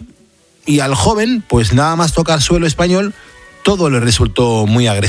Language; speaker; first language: Spanish; native; Spanish